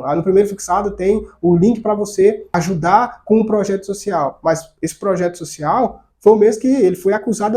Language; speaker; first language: Portuguese; native; Portuguese